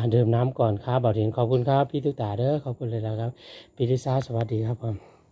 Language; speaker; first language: Thai; non-native, local second language; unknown